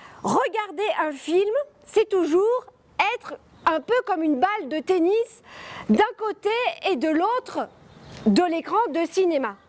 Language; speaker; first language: French; native; French